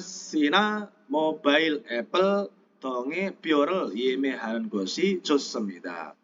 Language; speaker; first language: Korean; non-native, fluent; Indonesian